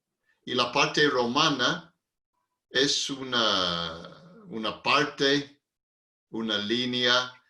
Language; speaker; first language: Spanish; non-native, fluent; English